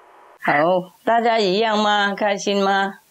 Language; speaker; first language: Chinese; non-native, fluent; Vietnamese